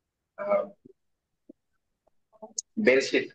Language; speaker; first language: German; non-native, learner; Bangla